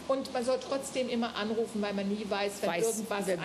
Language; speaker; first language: German; native; German